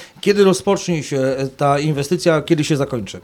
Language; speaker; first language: Polish; native; Polish